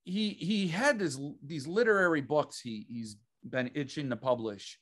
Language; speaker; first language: English; native; English